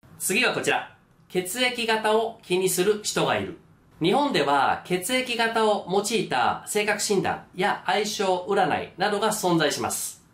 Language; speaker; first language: Japanese; native; Japanese